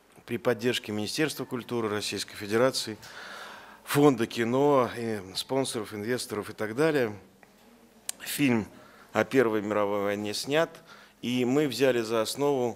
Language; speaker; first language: Russian; native; Russian